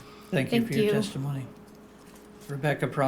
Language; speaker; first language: English; native; English